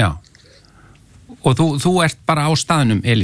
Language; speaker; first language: Icelandic; native; Icelandic